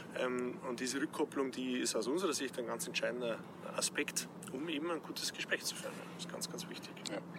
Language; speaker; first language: German; native; German